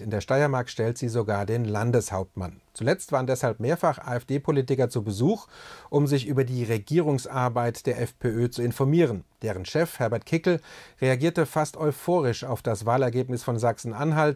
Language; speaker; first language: German; native; German